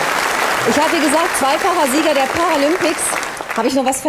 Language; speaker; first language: German; native; German